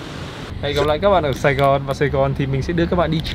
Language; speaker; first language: Vietnamese; native; Vietnamese